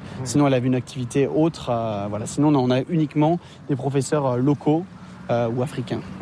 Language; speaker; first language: French; native; French